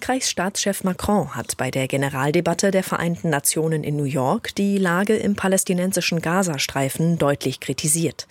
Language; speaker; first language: German; native; German